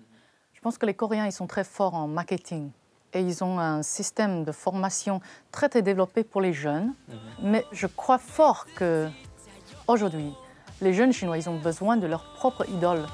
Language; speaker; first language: French; non-native, fluent; Chinese